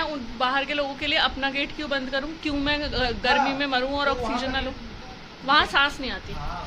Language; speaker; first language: Hindi; native; Hindi